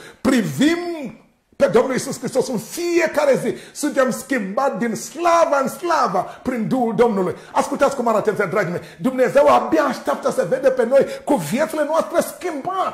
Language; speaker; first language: Romanian; non-native, learner; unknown